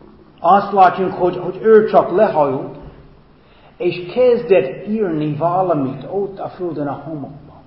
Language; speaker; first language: Hungarian; non-native, fluent; English